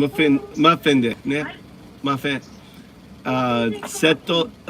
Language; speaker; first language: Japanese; non-native, learner; English